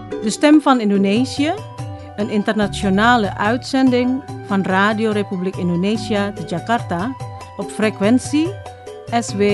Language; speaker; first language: Dutch; non-native, fluent; Indonesian